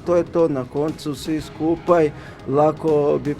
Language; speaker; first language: Slovenian; non-native, learner; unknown